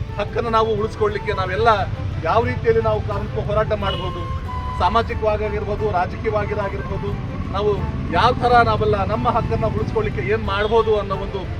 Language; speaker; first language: Kannada; non-native, local second language; Lambadi